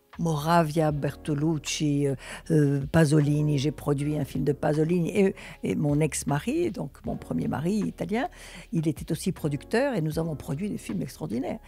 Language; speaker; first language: French; early bilingual, other home language; Russian